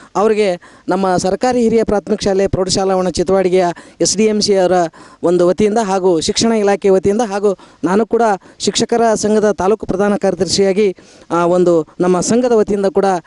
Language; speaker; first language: Kannada; native; Kannada